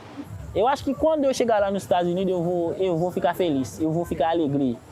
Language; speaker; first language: Portuguese; non-native, learner; Haitian Creole